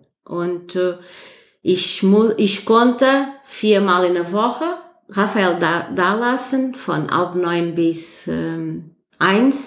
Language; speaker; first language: German; non-native, fluent; Portuguese